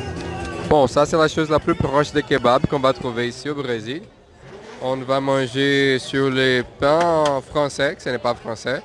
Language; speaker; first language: French; non-native, fluent; Portuguese